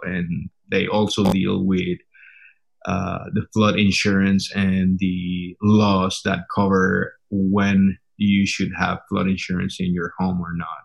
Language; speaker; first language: English; non-native, fluent; Spanish